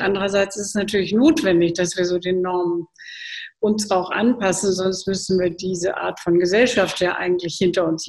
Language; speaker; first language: German; native; German